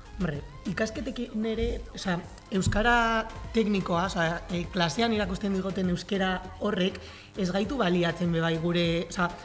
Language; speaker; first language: Basque; non-native, local second language; Spanish